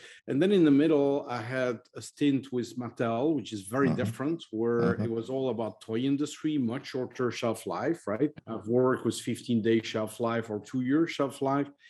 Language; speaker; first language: English; non-native, fluent; French